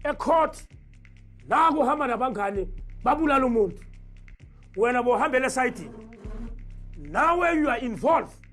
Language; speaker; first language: Zulu; native; Zulu